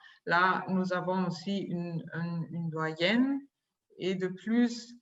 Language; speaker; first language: French; non-native, fluent; German